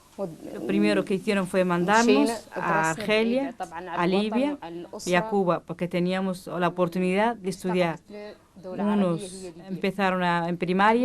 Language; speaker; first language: Spanish; non-native, local second language; Arabic